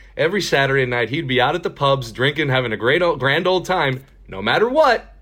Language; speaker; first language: English; native; English